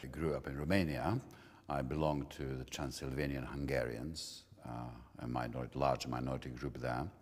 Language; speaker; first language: English; non-native, fluent; Hungarian